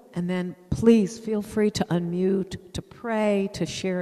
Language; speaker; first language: English; native; English